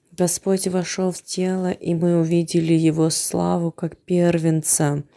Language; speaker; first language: Russian; non-native, fluent; Armenian